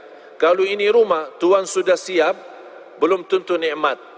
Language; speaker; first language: Indonesian; non-native, fluent; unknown